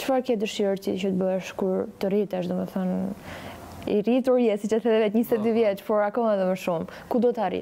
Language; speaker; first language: Albanian; native; Albanian